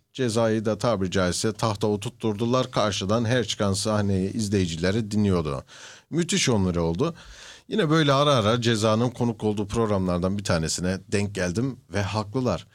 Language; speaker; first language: Turkish; early bilingual, heritage; Turkish